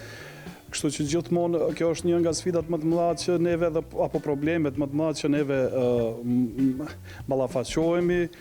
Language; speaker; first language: Albanian; native; Albanian